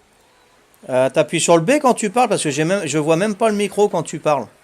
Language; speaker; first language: French; native; French